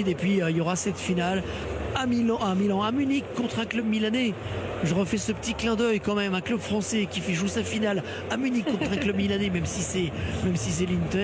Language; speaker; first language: French; native; French